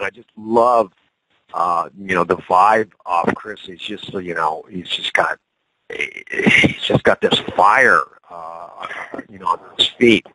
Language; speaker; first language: English; native; English